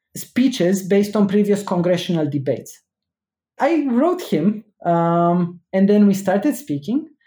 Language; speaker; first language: English; non-native, fluent; Romanian